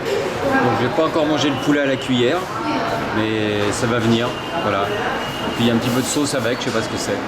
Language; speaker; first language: French; native; French